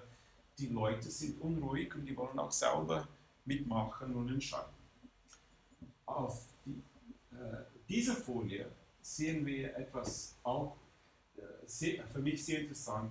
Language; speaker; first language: German; non-native, fluent; English